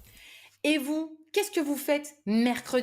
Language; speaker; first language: French; non-native, fluent; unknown